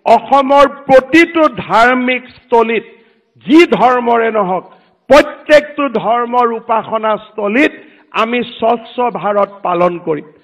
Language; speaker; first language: Assamese; native; Assamese